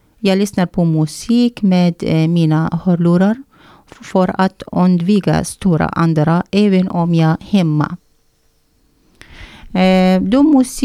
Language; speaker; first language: Swedish; non-native, learner; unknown